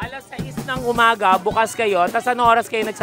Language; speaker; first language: Filipino; native; Filipino